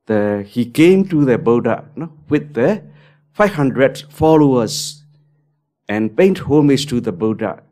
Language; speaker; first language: English; non-native, learner; Burmese